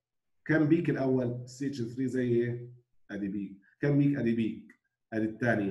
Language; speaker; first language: Arabic; native; Arabic